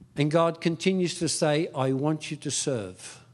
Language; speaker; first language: English; early bilingual, other home language; Dutch